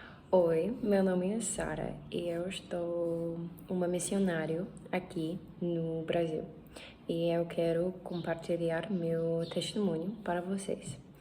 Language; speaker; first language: Portuguese; non-native, learner; English